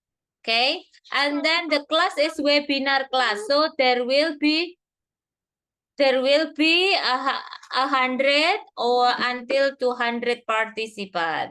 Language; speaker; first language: English; non-native, fluent; Indonesian